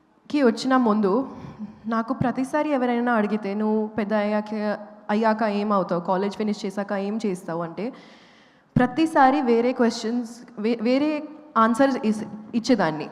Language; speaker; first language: Telugu; non-native, local second language; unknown